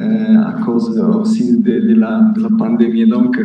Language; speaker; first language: French; non-native, fluent; Italian